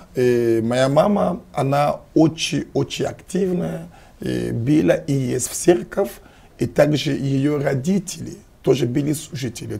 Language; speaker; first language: Russian; non-native, fluent; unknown